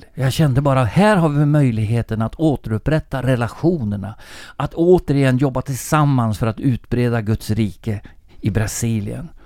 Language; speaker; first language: Swedish; native; Swedish